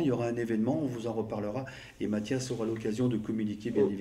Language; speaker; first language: French; native; French